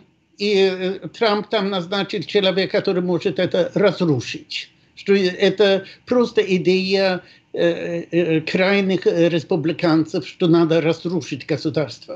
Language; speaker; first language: Russian; non-native, fluent; Swedish